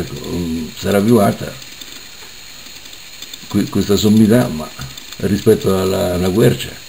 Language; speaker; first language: Italian; native; Italian